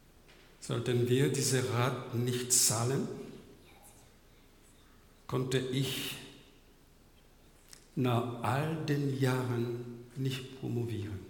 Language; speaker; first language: German; non-native, fluent; French